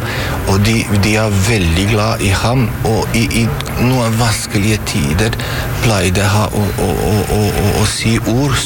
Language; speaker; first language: Norwegian; non-native, fluent; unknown